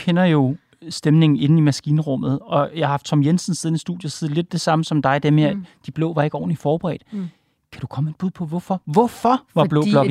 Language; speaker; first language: Danish; native; Danish